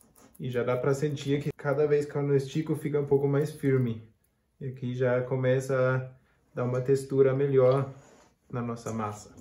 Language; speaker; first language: Portuguese; non-native, fluent; German